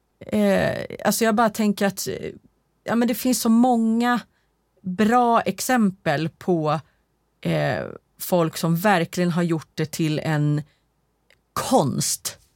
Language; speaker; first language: Swedish; native; Swedish